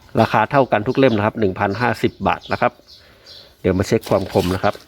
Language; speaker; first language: Thai; native; Thai